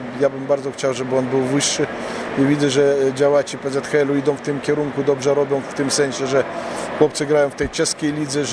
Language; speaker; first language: Polish; non-native, fluent; Russian